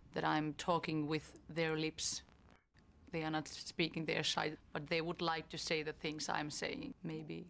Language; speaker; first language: English; non-native, fluent; Finnish